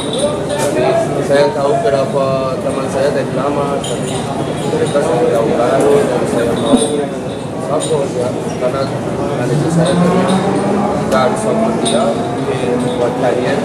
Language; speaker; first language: Indonesian; non-native, learner; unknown